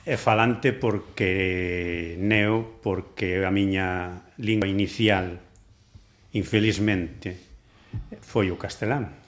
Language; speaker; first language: Galician; non-native, local second language; Spanish